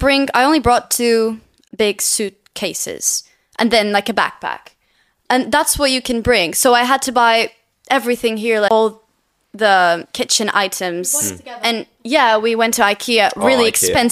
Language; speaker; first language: English; non-native, fluent; Portuguese